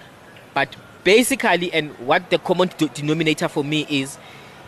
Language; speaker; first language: English; non-native, local second language; Northern Sotho